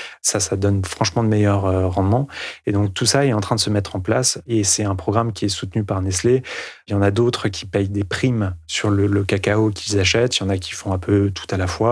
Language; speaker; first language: French; native; French